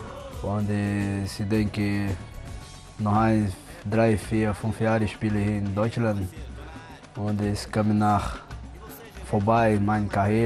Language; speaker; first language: German; non-native, learner; Portuguese